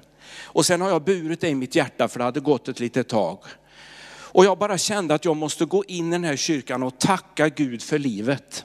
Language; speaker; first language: Swedish; native; Swedish